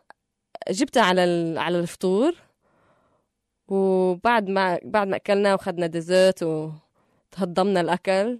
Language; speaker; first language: Arabic; native; Arabic